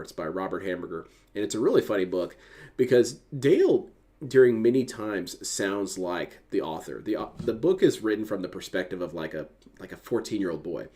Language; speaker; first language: English; native; English